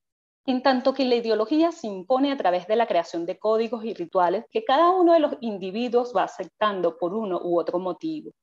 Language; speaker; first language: Spanish; native; Spanish